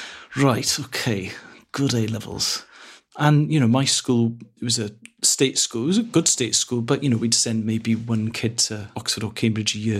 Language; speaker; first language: English; non-native, local second language; Welsh